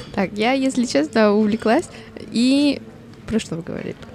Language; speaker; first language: Russian; non-native, fluent; Spanish